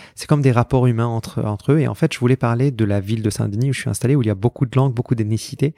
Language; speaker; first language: French; non-native, fluent; Arabic